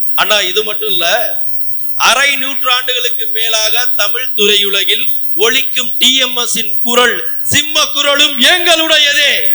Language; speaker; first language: Tamil; non-native, local second language; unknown